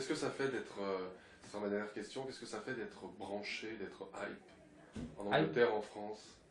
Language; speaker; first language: French; native; French